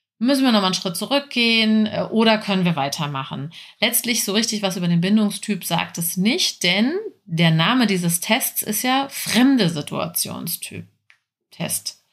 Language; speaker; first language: German; native; German